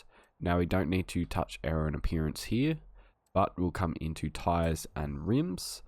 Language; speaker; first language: English; native; English